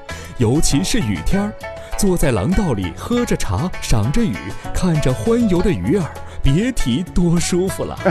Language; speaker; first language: Chinese; native; Chinese